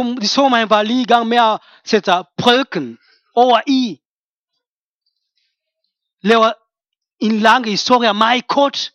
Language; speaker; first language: Danish; non-native, fluent; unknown